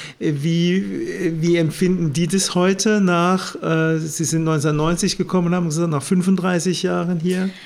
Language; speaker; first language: German; native; German